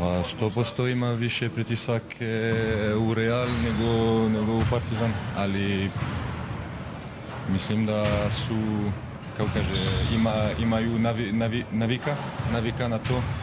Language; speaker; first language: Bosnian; non-native, learner; French